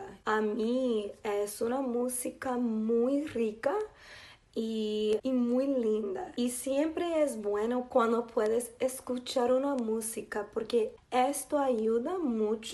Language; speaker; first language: Spanish; non-native, learner; English